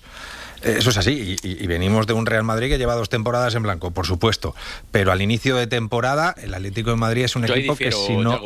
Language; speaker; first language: Spanish; native; Spanish